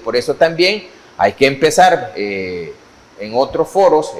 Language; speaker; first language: Spanish; native; Spanish